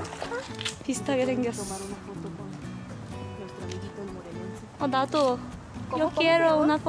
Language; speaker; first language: Spanish; non-native, fluent; Korean